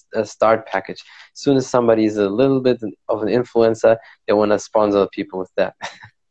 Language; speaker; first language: English; non-native, fluent; Arabic